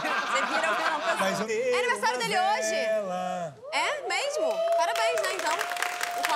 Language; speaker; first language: Portuguese; native; Portuguese